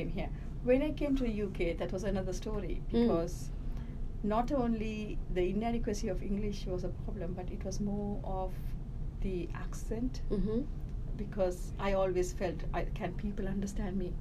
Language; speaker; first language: English; early bilingual, other home language; Tamil